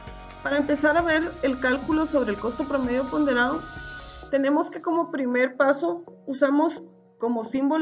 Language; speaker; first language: Spanish; native; Spanish